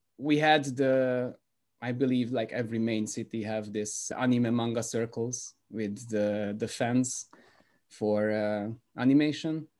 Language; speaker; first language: English; non-native, fluent; Hungarian